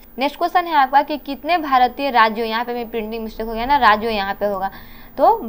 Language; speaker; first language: Hindi; native; Hindi